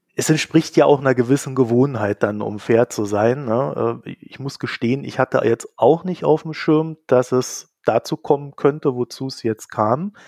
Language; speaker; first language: German; native; German